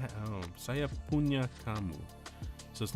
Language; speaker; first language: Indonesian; non-native, learner; English